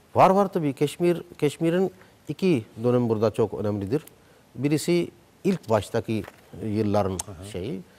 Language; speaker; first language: Turkish; non-native, fluent; Urdu